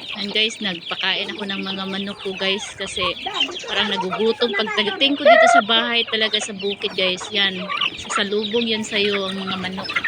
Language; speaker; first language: Filipino; non-native, local second language; Cebuano